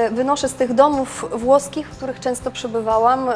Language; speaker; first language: Polish; non-native, fluent; Russian